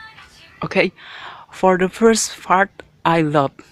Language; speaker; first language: English; non-native, learner; Indonesian